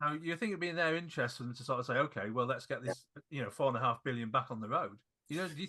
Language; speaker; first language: English; native; English